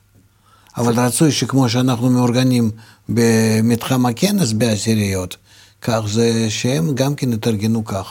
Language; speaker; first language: Hebrew; non-native, fluent; Russian